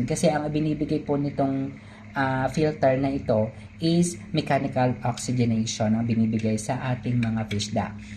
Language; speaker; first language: Filipino; native; Filipino